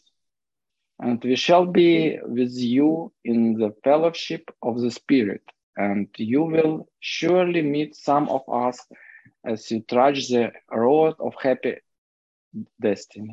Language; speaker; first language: English; non-native, fluent; Ukrainian